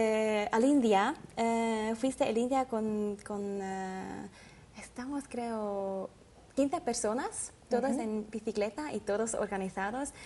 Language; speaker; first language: Spanish; non-native, learner; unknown